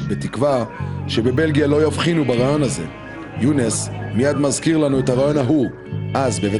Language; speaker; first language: Hebrew; native; Hebrew